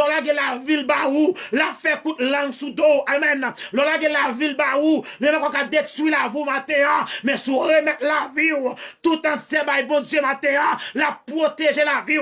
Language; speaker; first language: French; non-native, learner; Haitian Creole